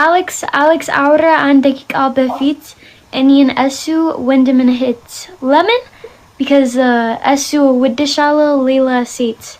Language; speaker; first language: Amharic; early bilingual, heritage; English